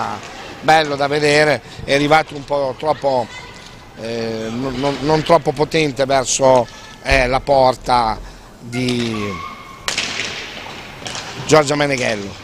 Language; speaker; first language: Italian; native; Italian